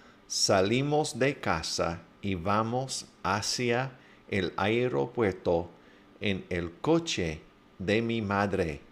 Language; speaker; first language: Spanish; non-native, fluent; English